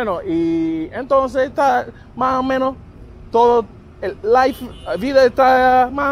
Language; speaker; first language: Spanish; non-native, learner; English